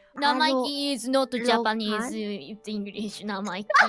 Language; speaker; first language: English; non-native, learner; Japanese